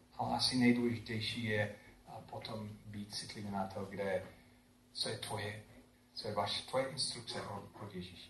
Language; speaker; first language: Czech; non-native, fluent; English